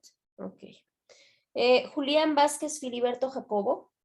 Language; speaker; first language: Spanish; native; Spanish